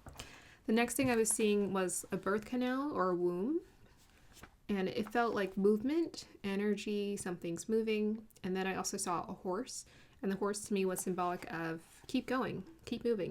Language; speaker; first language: English; native; English